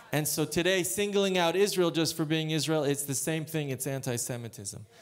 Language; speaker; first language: English; native; English